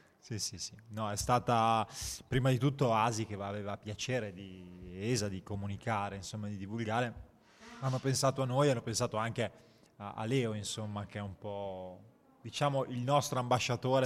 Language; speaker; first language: Italian; native; Italian